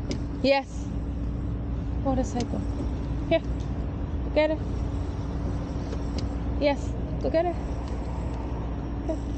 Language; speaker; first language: English; non-native, fluent; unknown